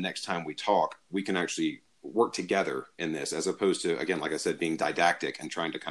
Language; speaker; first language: English; native; English